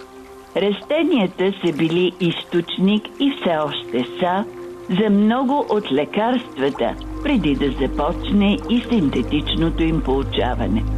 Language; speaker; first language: Bulgarian; native; Bulgarian